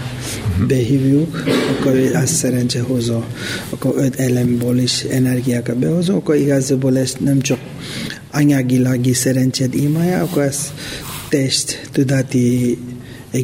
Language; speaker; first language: Hungarian; non-native, learner; Tibetan